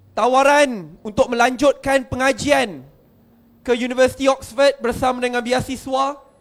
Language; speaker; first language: Malay; native; Malay